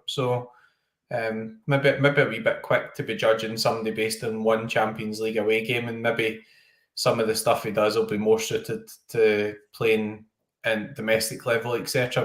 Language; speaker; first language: English; native; English